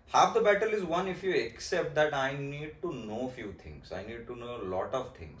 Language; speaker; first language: English; non-native, local second language; Marathi